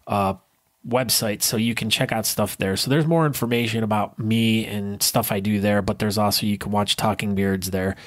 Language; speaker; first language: English; native; English